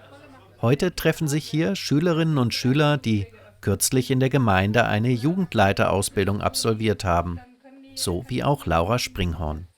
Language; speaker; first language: German; native; German